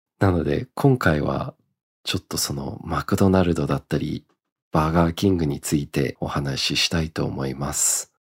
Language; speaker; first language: Japanese; early bilingual, heritage; Japanese